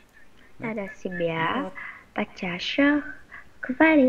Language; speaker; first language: Russian; non-native, learner; Vietnamese